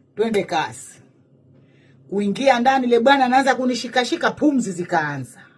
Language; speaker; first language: Swahili; native; Swahili